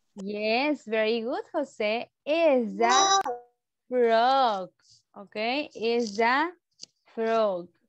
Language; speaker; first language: English; non-native, learner; Spanish